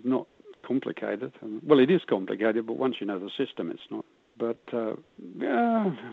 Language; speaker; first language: English; native; English